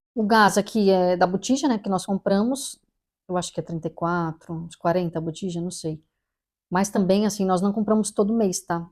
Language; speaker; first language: Portuguese; native; Portuguese